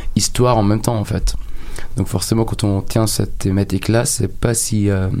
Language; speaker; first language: French; non-native, fluent; Arabic